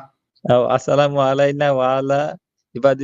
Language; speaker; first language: Hindi; non-native, learner; Bangla